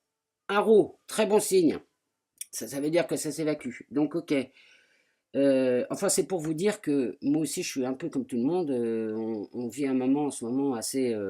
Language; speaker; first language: French; native; French